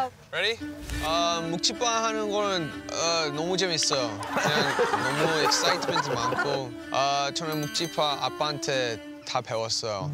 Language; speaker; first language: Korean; early bilingual, heritage; English